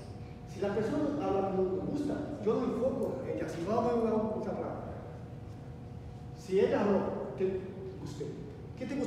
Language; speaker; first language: Spanish; non-native, learner; Portuguese